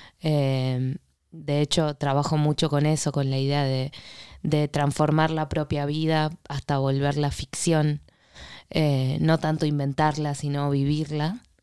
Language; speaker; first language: Spanish; native; Spanish